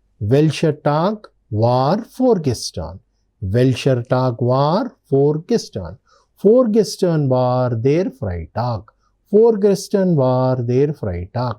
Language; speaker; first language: German; non-native, learner; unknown